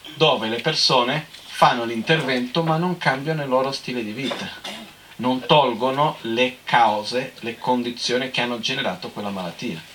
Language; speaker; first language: Italian; non-native, fluent; Portuguese